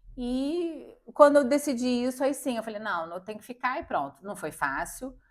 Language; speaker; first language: Portuguese; native; Portuguese